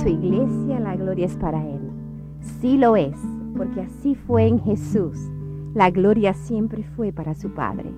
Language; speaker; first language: Spanish; native; Spanish